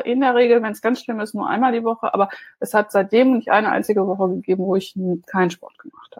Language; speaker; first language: German; native; German